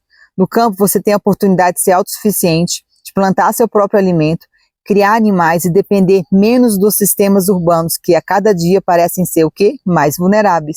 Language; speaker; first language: Portuguese; native; Portuguese